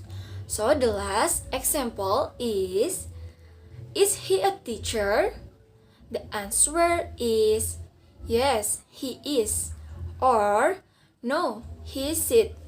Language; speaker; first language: English; non-native, learner; Indonesian